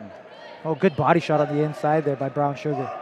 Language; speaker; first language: English; native; English